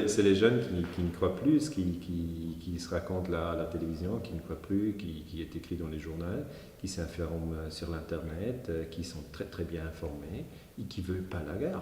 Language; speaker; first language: French; non-native, fluent; German